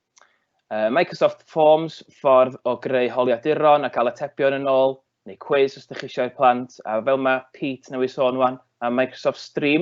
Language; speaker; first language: Welsh; native; Welsh